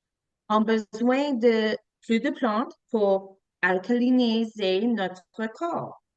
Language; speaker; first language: French; non-native, learner; English